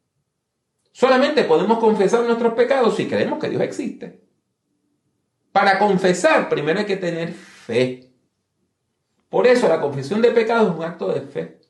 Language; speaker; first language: Spanish; native; Spanish